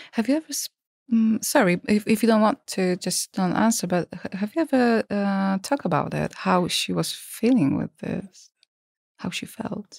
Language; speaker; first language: English; non-native, fluent; Polish